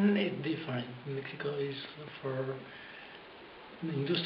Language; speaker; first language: English; non-native, learner; Spanish